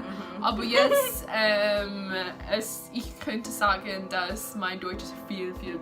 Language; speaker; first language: German; non-native, learner; English